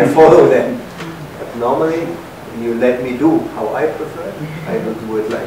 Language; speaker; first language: English; non-native, fluent; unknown